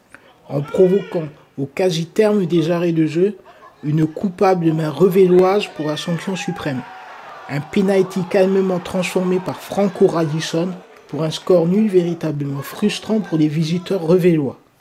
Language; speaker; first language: French; native; French